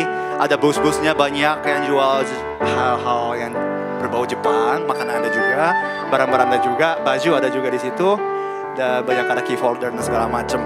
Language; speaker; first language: Indonesian; non-native, fluent; Japanese